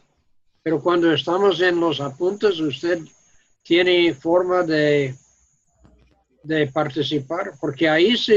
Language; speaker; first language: Spanish; non-native, fluent; English